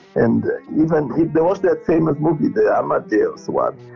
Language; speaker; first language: English; non-native, fluent; Portuguese